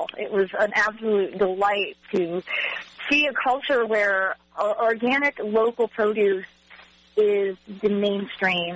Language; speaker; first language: English; native; English